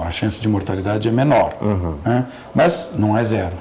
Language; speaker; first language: Portuguese; native; Portuguese